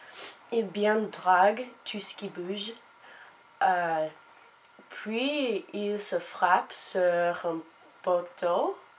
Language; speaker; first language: French; non-native, learner; English